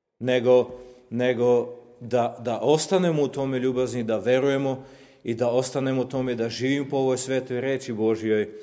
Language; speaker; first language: Serbian; non-native, local second language; Slovak